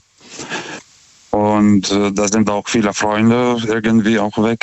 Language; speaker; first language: German; native; German